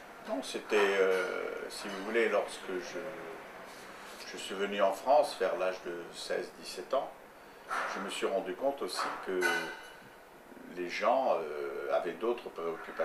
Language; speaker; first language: French; native; French